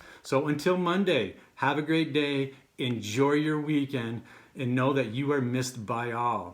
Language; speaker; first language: English; native; English